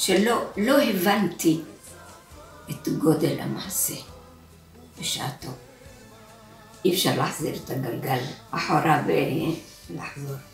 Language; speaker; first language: Hebrew; early bilingual, other home language; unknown